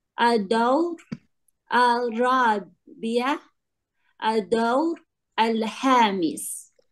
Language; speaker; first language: Arabic; non-native, learner; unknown